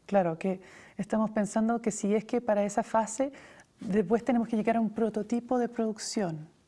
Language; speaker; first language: Spanish; native; Spanish